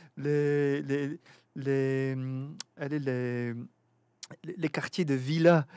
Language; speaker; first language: French; native; French